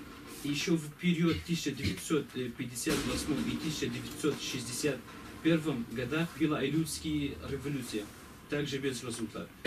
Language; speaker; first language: Russian; non-native, learner; Kurdish